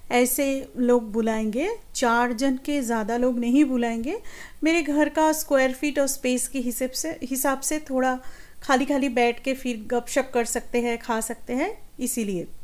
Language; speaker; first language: Hindi; non-native, local second language; Bangla